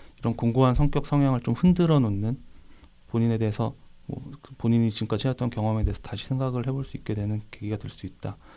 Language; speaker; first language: Korean; native; Korean